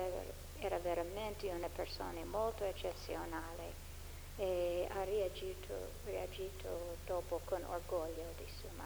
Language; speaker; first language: Italian; non-native, fluent; English